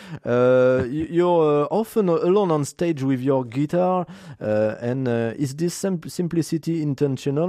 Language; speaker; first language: English; non-native, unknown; French